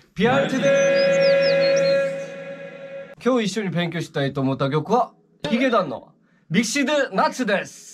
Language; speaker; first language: Japanese; non-native, fluent; Korean